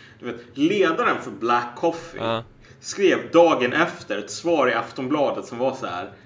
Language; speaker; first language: Swedish; native; Swedish